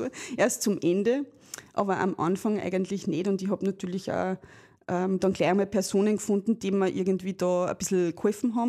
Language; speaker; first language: German; native; German